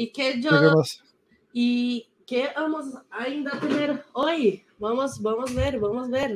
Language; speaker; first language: Spanish; non-native, learner; Portuguese